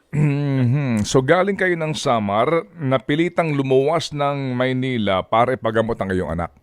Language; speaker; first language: Filipino; native; Filipino